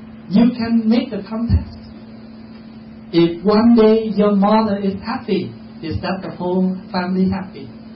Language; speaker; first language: English; non-native, fluent; Vietnamese